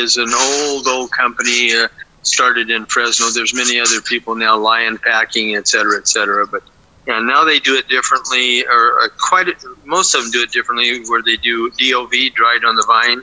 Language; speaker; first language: English; native; English